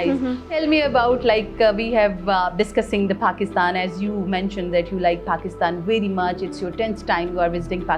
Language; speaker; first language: English; non-native, fluent; Urdu